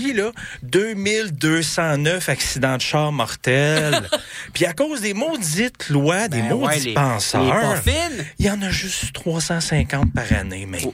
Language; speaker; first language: French; native; French